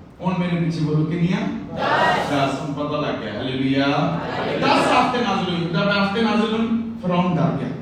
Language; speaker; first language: Urdu; non-native, local second language; Punjabi